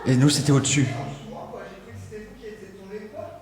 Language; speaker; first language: French; native; French